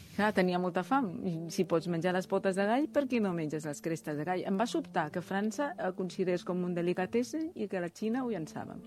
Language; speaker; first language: Catalan; non-native, fluent; Chinese